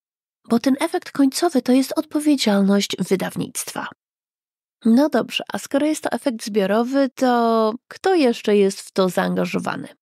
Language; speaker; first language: Polish; native; Polish